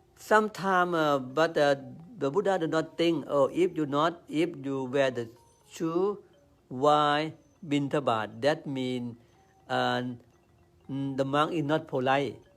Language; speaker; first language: English; non-native, learner; Thai